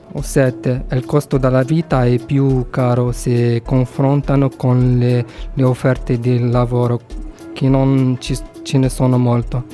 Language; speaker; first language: Italian; non-native, fluent; Arabic